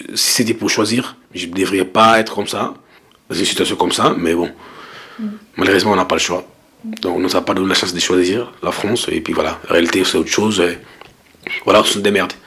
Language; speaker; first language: French; non-native, local second language; Lingala